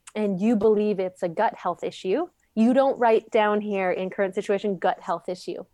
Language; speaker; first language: English; native; English